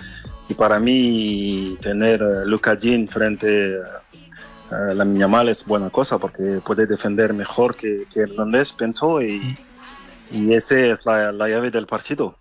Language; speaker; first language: Spanish; non-native, fluent; French